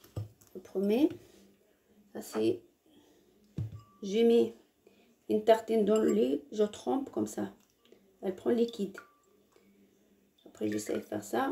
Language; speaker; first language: French; non-native, learner; Arabic